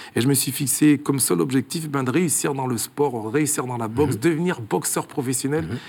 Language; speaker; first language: French; early bilingual, other home language; Kabuverdianu